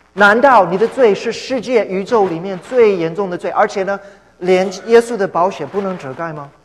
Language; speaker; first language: Chinese; non-native, fluent; English